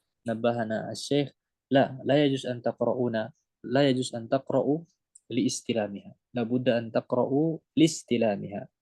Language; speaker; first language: Arabic; non-native, fluent; Indonesian